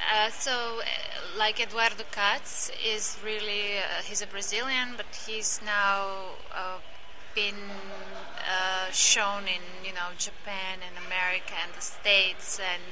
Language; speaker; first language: English; non-native, fluent; Croatian